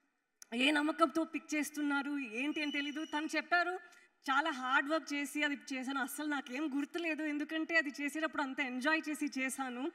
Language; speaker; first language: Telugu; non-native, learner; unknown